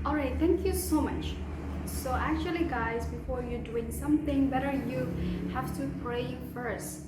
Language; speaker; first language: English; non-native, fluent; Indonesian